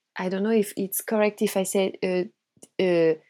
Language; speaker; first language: English; non-native, fluent; French